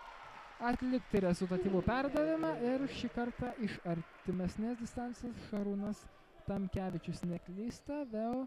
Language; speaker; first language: Lithuanian; native; Lithuanian